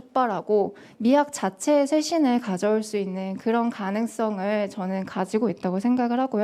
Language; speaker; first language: Korean; native; Korean